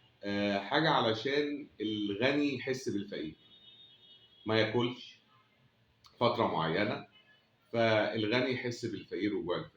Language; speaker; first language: Arabic; native; Arabic